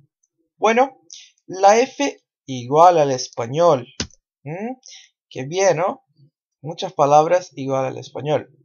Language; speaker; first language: Spanish; non-native, fluent; Portuguese